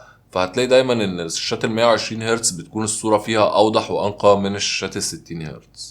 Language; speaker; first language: Arabic; native; Arabic